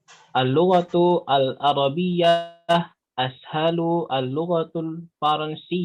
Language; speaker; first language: Arabic; non-native, learner; Indonesian